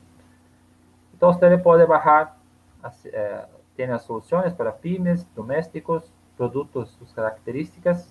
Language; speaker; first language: Spanish; non-native, learner; Portuguese